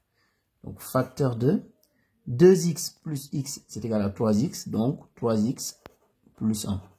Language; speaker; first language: French; native; French